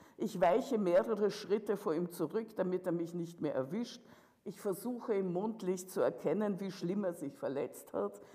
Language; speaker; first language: German; early bilingual, other home language; Russian